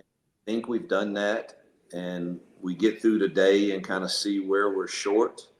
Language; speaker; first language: English; native; English